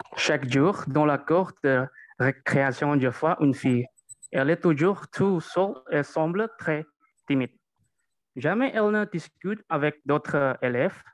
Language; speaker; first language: French; non-native, learner; Indonesian